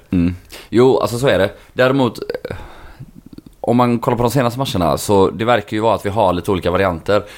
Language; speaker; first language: Swedish; native; Swedish